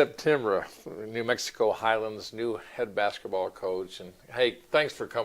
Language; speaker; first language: English; native; English